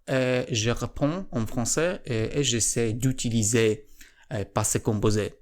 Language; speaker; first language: French; non-native, learner; Polish